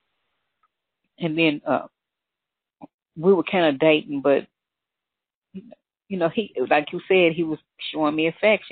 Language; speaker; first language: English; native; English